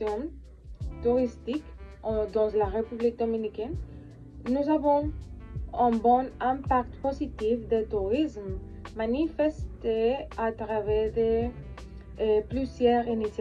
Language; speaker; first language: French; non-native, learner; Spanish